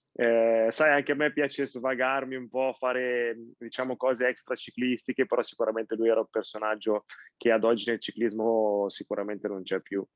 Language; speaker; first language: Italian; native; Italian